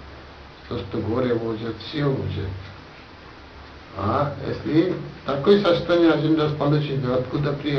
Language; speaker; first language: Russian; non-native, learner; Bangla